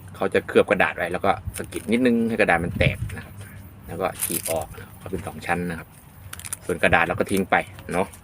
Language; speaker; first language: Thai; non-native, local second language; Northeastern Thai